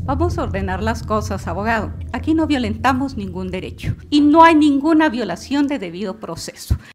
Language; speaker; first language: Spanish; native; Spanish